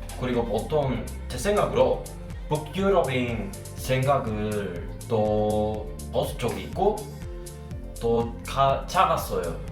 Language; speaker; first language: Korean; non-native, learner; Spanish